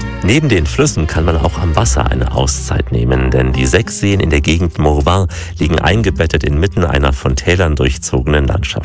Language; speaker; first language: German; native; German